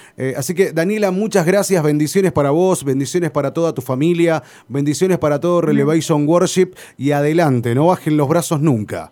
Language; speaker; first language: Spanish; native; Spanish